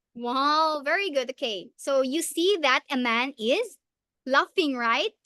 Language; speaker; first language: English; non-native, local second language; Filipino